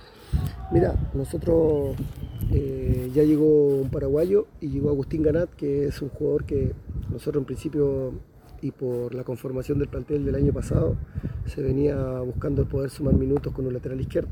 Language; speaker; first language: Spanish; native; Spanish